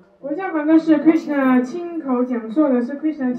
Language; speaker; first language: Chinese; native; Chinese